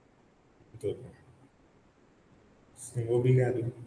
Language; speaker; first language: Portuguese; non-native, learner; Haitian Creole